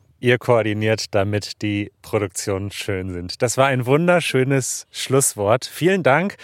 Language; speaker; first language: German; native; German